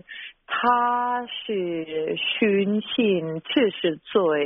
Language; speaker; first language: Chinese; non-native, fluent; German